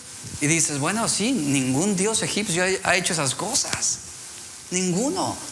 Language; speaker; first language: Spanish; native; Spanish